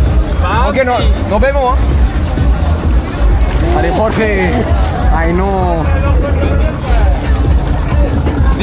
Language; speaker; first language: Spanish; non-native, learner; French